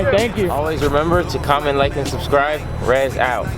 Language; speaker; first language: English; native; English